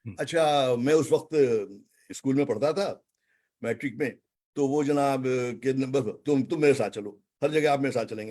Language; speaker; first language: Urdu; native; Urdu